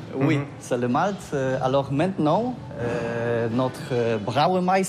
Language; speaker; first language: French; non-native, learner; Polish